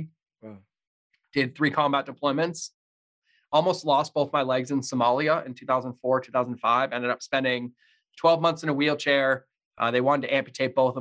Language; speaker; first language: English; native; English